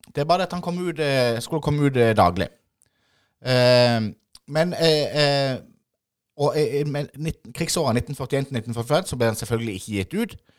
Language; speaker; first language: Norwegian; native; Norwegian